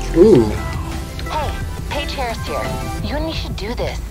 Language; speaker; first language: English; native; English